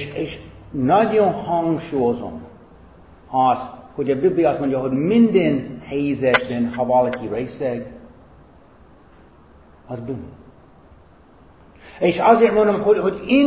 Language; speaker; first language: Hungarian; non-native, fluent; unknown